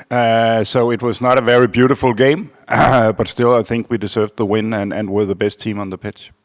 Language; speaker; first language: English; non-native, fluent; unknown